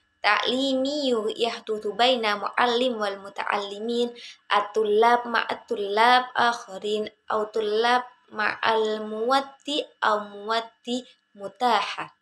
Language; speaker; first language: Arabic; non-native, learner; Indonesian